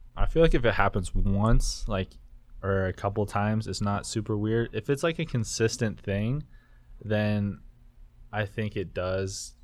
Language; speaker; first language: English; native; English